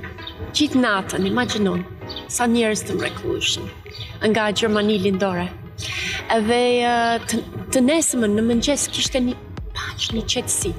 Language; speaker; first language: Albanian; non-native, learner; English